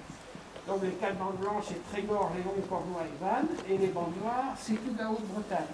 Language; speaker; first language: French; native; French